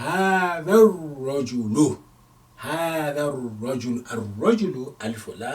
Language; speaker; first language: Arabic; non-native, fluent; English